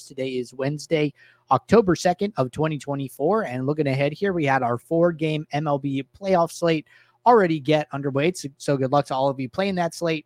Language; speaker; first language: English; native; English